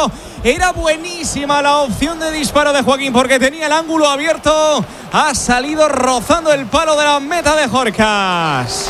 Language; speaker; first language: Spanish; native; Spanish